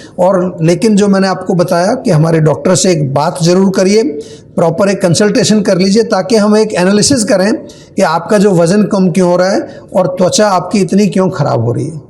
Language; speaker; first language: Hindi; native; Hindi